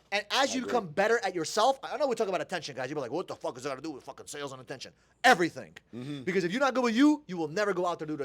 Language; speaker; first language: English; native; English